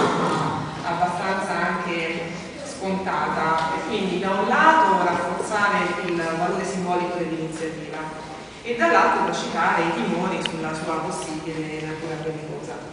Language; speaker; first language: Italian; native; Italian